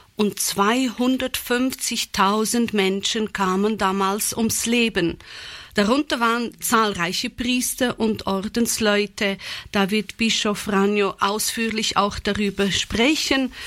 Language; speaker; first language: German; native; German